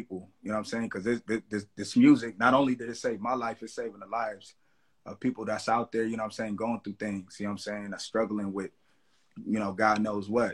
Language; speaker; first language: English; native; English